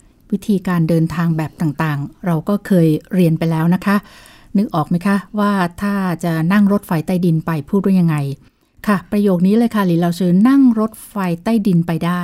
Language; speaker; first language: Thai; native; Thai